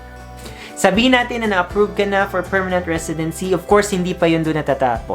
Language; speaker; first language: Filipino; native; Filipino